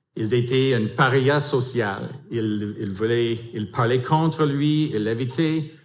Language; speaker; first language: French; non-native, fluent; English